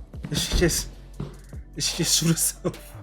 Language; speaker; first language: English; native; English